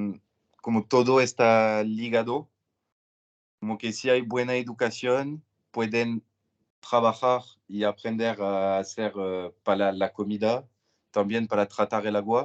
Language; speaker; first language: Spanish; non-native, learner; French